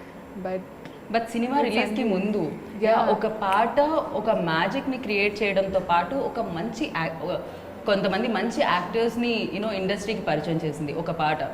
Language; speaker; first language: Telugu; native; Telugu